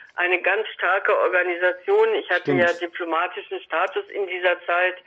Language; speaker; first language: German; native; German